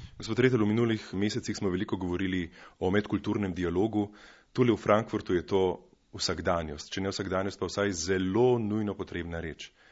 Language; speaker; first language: Slovenian; native; Slovenian